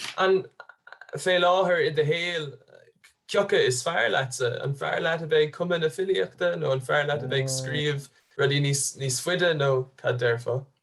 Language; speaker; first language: Irish; native; Irish